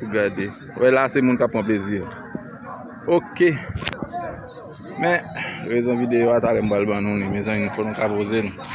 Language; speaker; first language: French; non-native, local second language; Haitian Creole